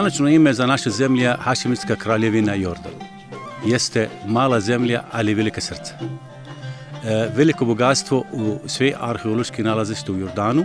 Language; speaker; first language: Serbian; non-native, learner; Arabic